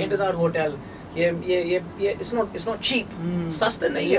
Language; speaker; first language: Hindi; non-native, learner; English